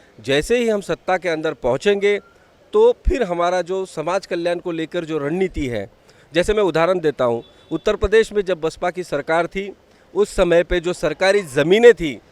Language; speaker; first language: Hindi; non-native, local second language; Marathi